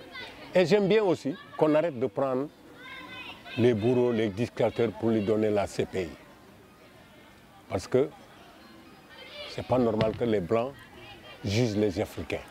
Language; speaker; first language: French; non-native, local second language; Wolof